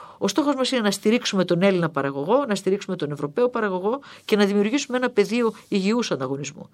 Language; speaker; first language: Greek; native; Greek